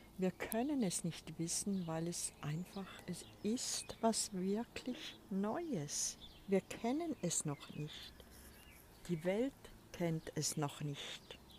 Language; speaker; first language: German; native; German